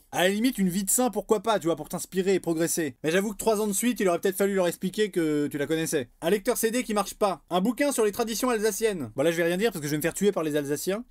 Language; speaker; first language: French; native; French